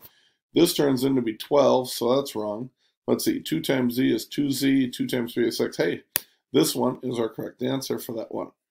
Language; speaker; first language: English; native; English